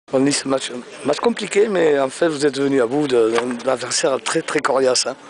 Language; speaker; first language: French; native; French